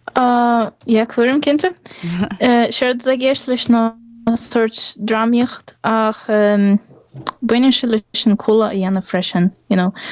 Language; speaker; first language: Irish; non-native, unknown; Portuguese